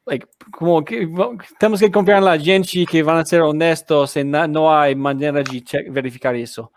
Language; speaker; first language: Portuguese; non-native, learner; English